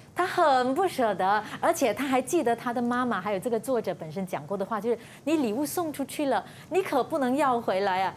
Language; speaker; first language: Chinese; native; Chinese